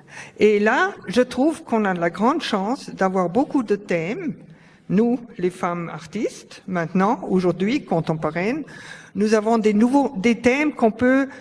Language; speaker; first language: French; non-native, fluent; German